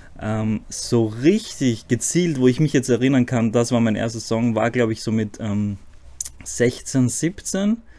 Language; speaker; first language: German; early bilingual, other home language; Croatian